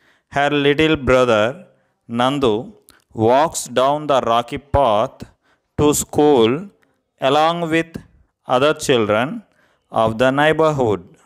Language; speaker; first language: English; non-native, local second language; Telugu